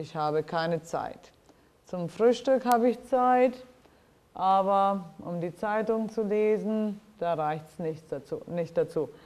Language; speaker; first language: German; non-native, fluent; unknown